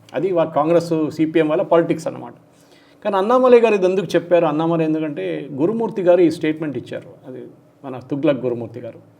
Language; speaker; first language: Telugu; non-native, local second language; Malayalam